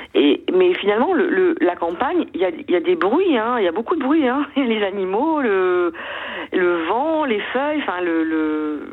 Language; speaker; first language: French; native; French